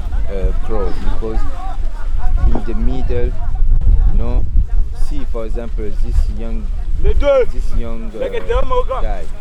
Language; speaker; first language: English; non-native, fluent; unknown